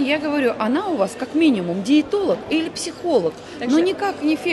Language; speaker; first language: Polish; non-native, learner; Russian